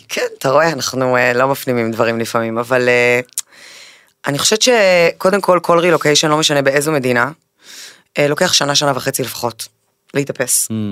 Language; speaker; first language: Hebrew; early bilingual, other home language; Spanish